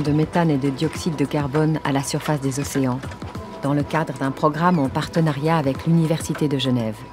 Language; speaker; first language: French; native; French